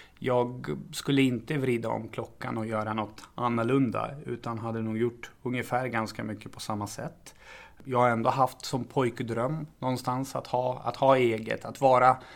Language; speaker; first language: Swedish; early bilingual, other home language; Serbian